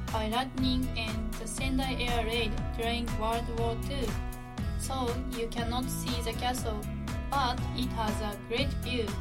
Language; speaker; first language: English; non-native, fluent; Japanese